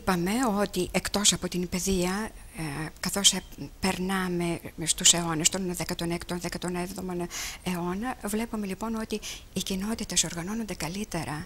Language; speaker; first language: Greek; native; Greek